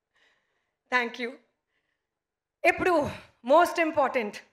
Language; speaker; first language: Telugu; non-native, learner; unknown